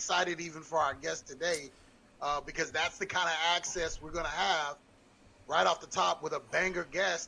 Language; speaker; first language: English; native; English